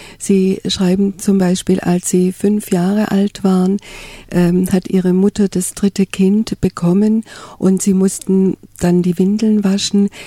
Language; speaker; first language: German; native; German